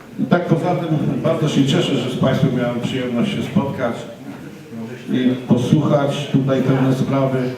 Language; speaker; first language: Polish; native; Polish